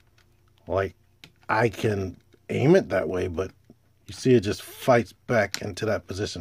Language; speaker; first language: English; native; English